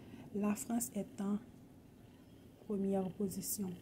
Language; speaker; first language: French; non-native, local second language; Haitian Creole